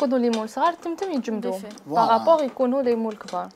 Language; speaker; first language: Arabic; native; Arabic